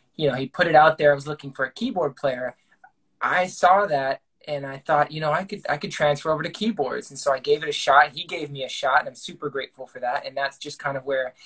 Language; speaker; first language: English; native; English